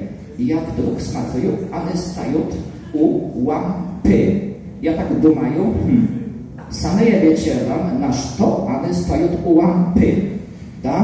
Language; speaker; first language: Russian; non-native, learner; Polish